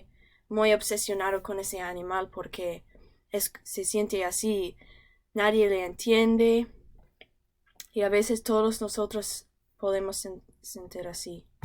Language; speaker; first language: Spanish; non-native, learner; English